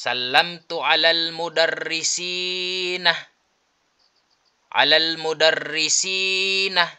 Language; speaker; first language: Arabic; non-native, fluent; Filipino